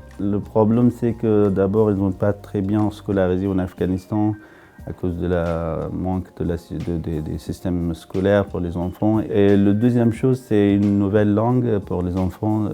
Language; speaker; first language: French; non-native, fluent; Pashto